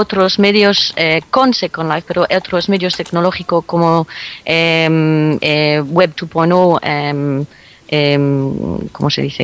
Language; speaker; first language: Spanish; non-native, fluent; French